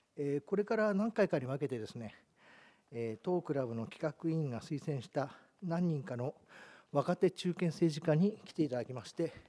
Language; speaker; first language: Japanese; native; Japanese